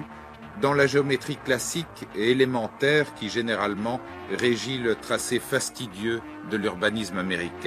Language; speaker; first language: French; native; French